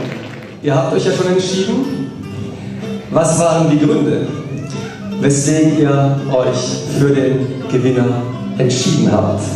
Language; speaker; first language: German; early bilingual, other home language; Italian